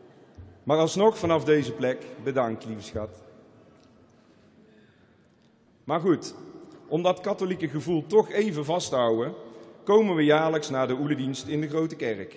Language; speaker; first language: Dutch; native; Dutch